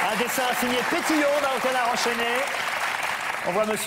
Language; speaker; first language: French; native; French